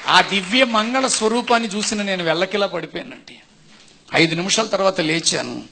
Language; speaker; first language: Telugu; non-native, local second language; Tamil